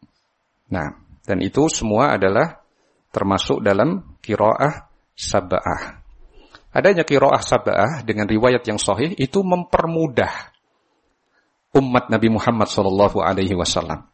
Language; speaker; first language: Indonesian; native; Indonesian